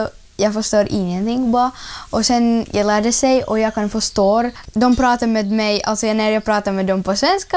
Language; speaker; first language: Swedish; early bilingual, other home language; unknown